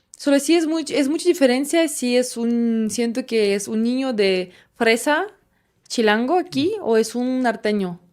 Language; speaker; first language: Spanish; non-native, fluent; Russian